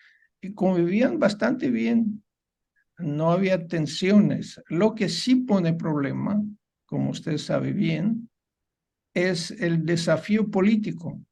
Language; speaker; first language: Spanish; non-native, fluent; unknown